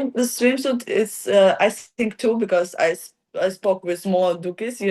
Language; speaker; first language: English; non-native, learner; Ukrainian